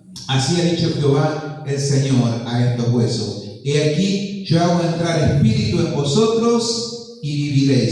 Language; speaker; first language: Spanish; native; Spanish